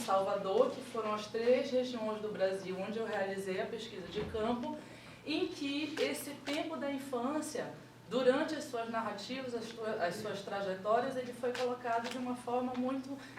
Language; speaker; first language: Portuguese; native; Portuguese